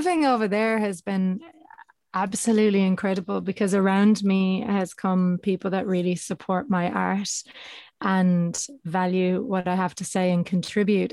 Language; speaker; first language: English; native; English